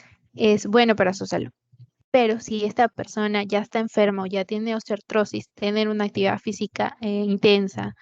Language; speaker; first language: Spanish; native; Spanish